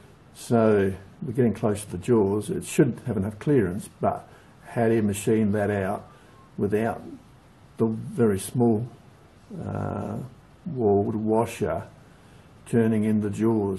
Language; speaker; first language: English; native; English